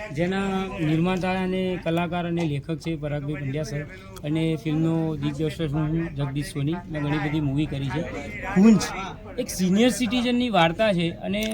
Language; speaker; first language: Gujarati; native; Gujarati